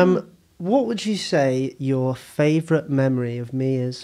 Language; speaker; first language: English; native; English